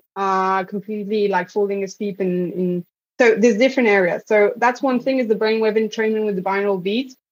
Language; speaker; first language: English; non-native, fluent; French